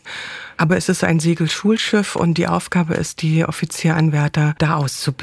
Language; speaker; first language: German; native; German